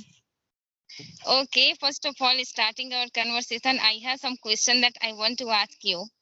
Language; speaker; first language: English; non-native, learner; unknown